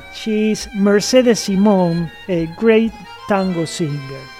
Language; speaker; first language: English; non-native, fluent; Spanish